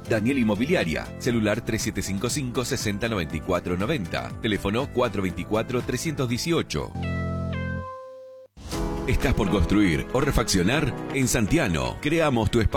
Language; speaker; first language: Spanish; native; Spanish